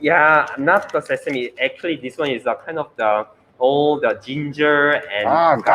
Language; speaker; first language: English; non-native, learner; Korean